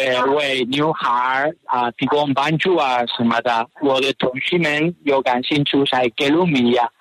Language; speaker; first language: Chinese; non-native, learner; Spanish